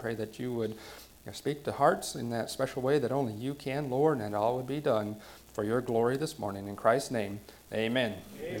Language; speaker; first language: English; native; English